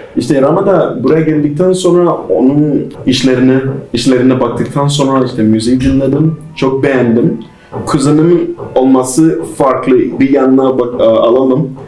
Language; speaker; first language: Turkish; non-native, fluent; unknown